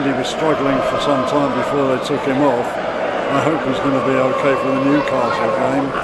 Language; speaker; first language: English; native; English